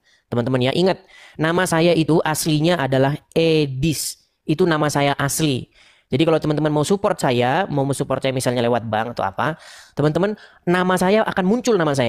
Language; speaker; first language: Indonesian; native; Indonesian